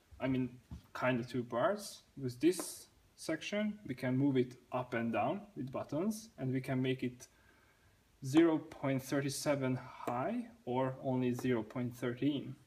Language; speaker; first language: English; non-native, fluent; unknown